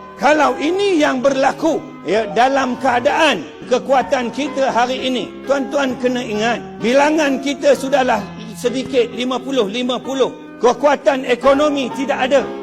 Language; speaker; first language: Malay; non-native, local second language; Chinese